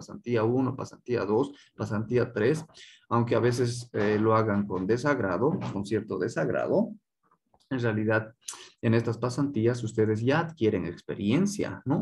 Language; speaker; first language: Spanish; native; Spanish